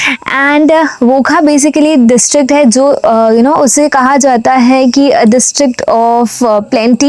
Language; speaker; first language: Hindi; native; Hindi